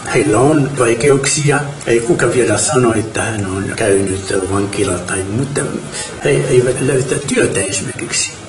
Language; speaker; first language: Finnish; non-native, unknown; Arabic